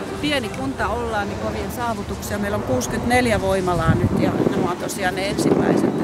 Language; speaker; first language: Finnish; native; Finnish